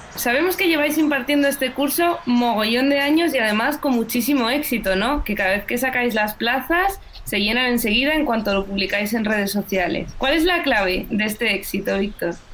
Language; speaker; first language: Spanish; native; Spanish